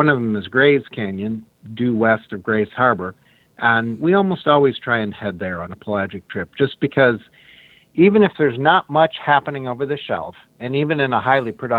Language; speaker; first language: English; native; English